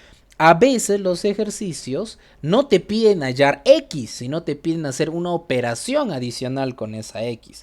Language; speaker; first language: Spanish; native; Spanish